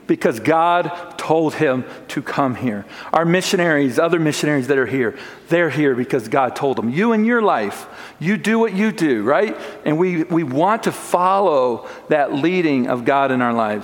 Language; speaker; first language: English; native; English